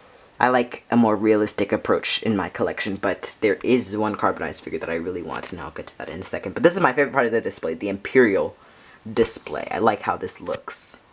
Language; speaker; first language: English; native; English